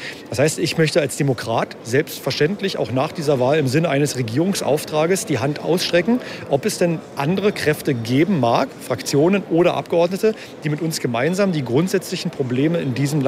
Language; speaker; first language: German; native; German